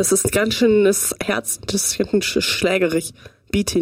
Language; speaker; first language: German; native; German